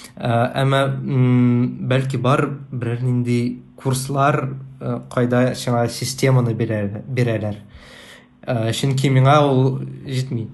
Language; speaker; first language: Tatar; non-native, learner; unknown